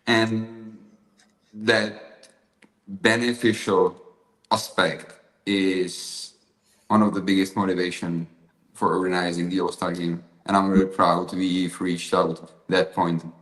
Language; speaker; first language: English; non-native, fluent; Czech